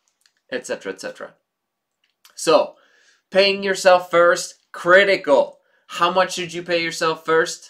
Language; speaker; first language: English; native; English